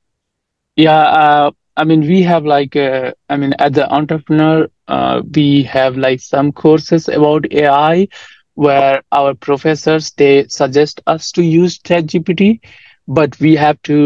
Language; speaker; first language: English; non-native, local second language; Nepali